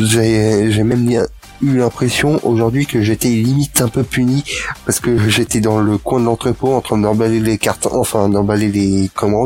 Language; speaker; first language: French; native; French